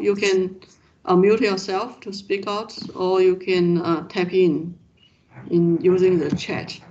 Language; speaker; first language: English; non-native, fluent; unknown